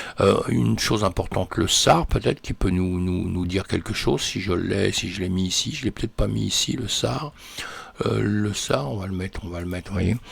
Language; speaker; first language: French; native; French